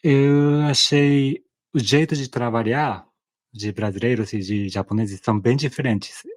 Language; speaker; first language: Portuguese; non-native, fluent; Japanese